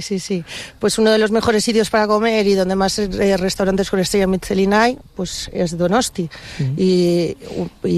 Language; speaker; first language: Spanish; native; Spanish